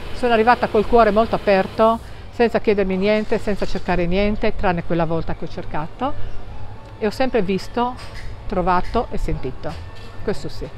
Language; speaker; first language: Italian; native; Italian